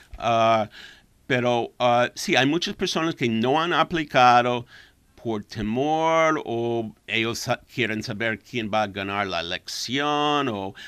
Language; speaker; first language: Spanish; non-native, fluent; English